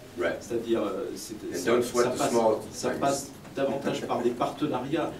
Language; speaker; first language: French; native; French